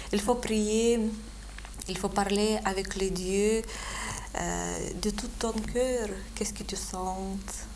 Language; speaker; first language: French; non-native, fluent; Lithuanian